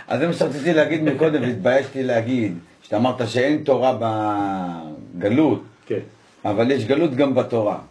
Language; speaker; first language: Hebrew; native; Hebrew